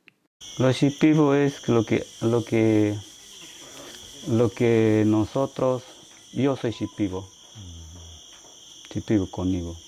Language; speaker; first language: Spanish; non-native, local second language; Shipibo-Conibo